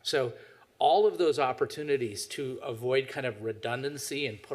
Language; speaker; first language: English; native; English